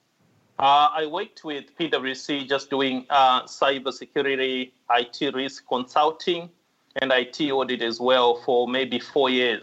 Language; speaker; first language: English; non-native, local second language; Shona